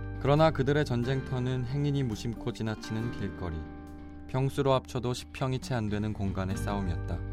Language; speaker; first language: Korean; native; Korean